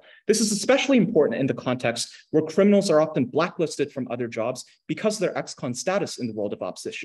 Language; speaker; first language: English; native; English